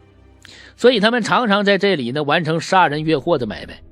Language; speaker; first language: Chinese; native; Chinese